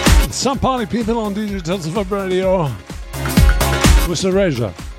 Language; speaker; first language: English; non-native, learner; German